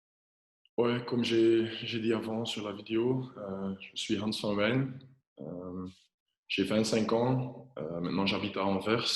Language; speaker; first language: French; non-native, local second language; Dutch